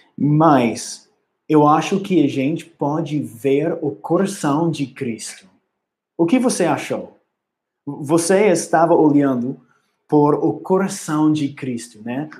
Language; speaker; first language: Portuguese; non-native, learner; English